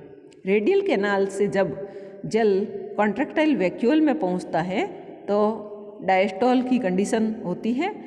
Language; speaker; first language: Hindi; native; Hindi